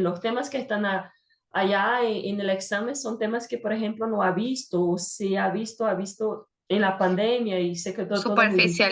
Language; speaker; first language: Spanish; non-native, fluent; Portuguese